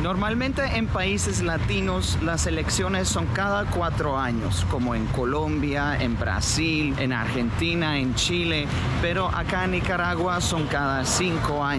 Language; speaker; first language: Spanish; non-native, fluent; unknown